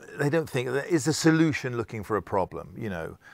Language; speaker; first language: English; native; English